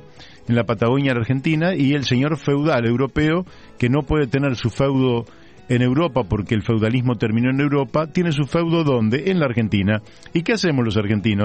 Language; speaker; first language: Spanish; native; Spanish